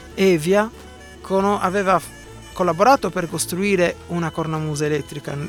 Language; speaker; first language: Italian; native; Italian